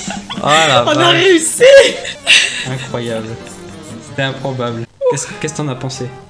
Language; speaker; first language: French; native; French